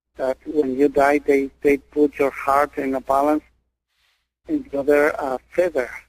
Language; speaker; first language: English; non-native, fluent; Spanish